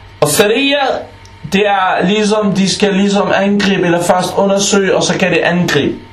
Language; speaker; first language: Danish; non-native, fluent; Arabic